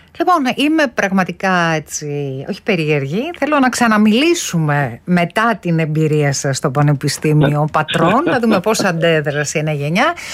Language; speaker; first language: Greek; early bilingual, heritage; Greek